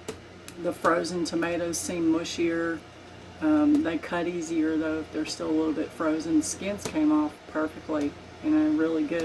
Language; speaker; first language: English; native; English